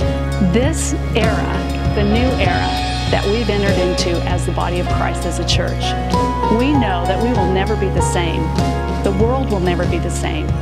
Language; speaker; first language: English; native; English